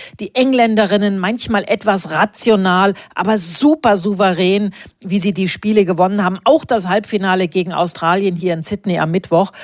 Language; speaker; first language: German; native; German